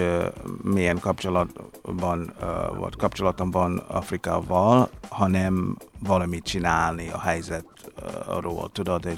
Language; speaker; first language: Hungarian; non-native, fluent; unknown